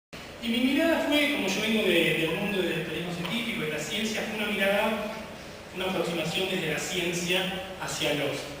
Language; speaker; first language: Spanish; native; Spanish